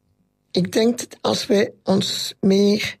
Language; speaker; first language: Dutch; non-native, local second language; French